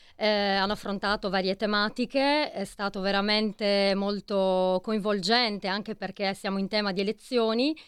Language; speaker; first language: Italian; native; Italian